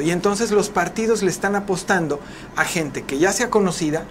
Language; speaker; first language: Spanish; native; Spanish